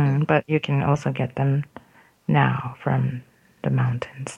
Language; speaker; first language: English; non-native, fluent; Japanese